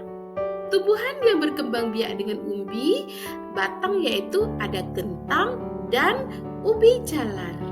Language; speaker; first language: Indonesian; native; Indonesian